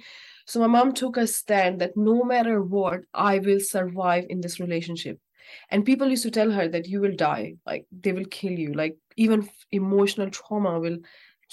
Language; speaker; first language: English; non-native, local second language; Urdu